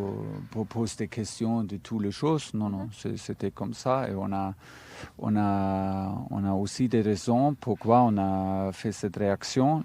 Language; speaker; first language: French; non-native, fluent; German